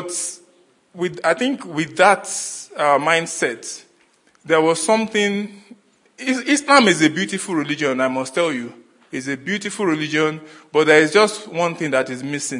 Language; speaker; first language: English; non-native, local second language; Yoruba